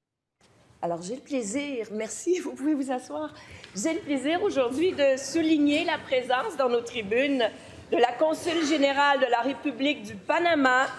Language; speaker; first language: French; native; French